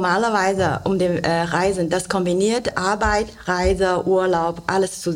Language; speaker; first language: German; non-native, learner; Chinese